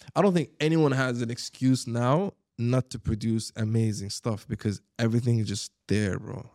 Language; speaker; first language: English; non-native, fluent; Arabic